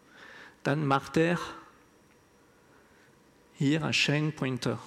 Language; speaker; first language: German; non-native, learner; French